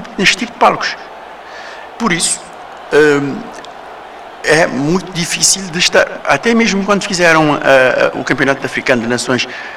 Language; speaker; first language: Portuguese; non-native, local second language; Kabuverdianu